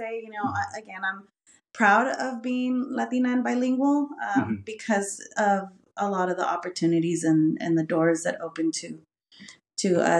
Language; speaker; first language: English; early bilingual, other home language; Spanish